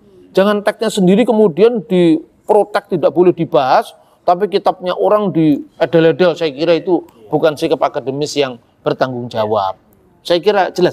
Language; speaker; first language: Indonesian; native; Indonesian